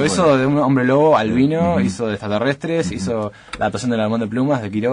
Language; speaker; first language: Spanish; native; Spanish